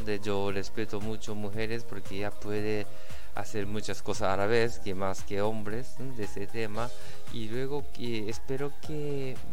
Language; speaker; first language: Spanish; non-native, learner; Japanese